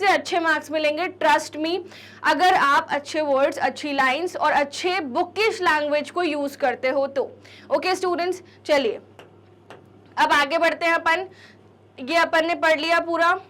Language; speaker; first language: Hindi; native; Hindi